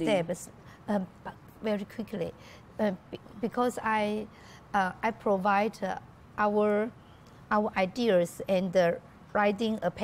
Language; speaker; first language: English; non-native, learner; Chinese